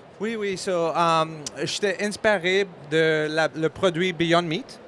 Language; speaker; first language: French; non-native, learner; English